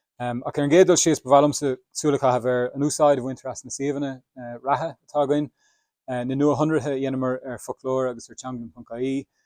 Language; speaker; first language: Irish; native; Irish